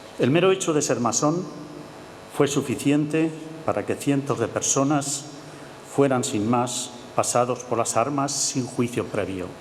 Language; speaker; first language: Spanish; native; Spanish